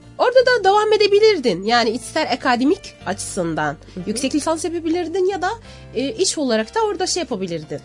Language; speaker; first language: Turkish; native; Turkish